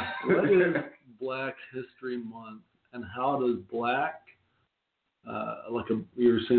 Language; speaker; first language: English; native; English